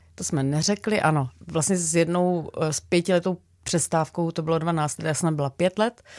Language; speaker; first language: Czech; native; Czech